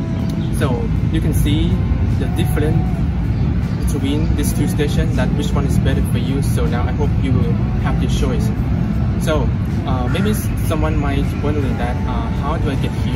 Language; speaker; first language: English; non-native, learner; Thai